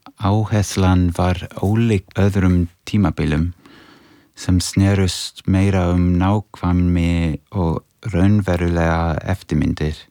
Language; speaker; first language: Icelandic; non-native, fluent; English